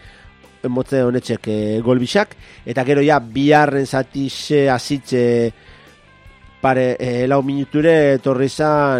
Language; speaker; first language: Basque; native; Basque